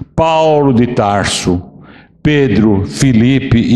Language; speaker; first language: Portuguese; native; Portuguese